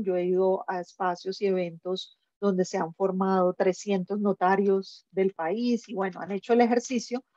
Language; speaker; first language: Spanish; native; Spanish